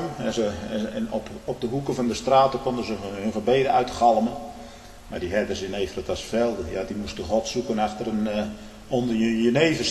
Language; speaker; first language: Dutch; native; Dutch